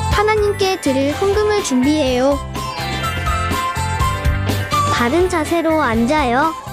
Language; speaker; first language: Korean; native; Korean